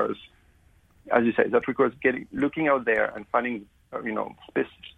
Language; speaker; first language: English; non-native, fluent; French